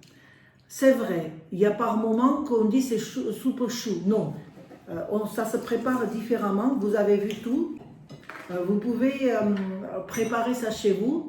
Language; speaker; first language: French; non-native, fluent; Armenian